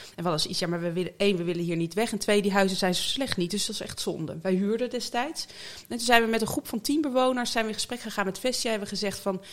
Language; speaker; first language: Dutch; native; Dutch